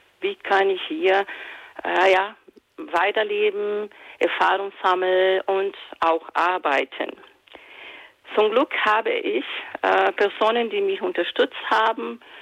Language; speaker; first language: German; non-native, fluent; Portuguese